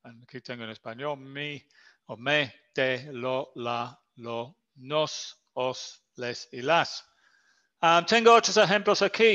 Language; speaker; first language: Spanish; non-native, fluent; English